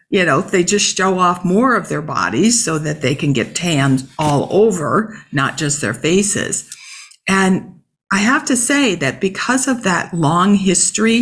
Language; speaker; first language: English; native; English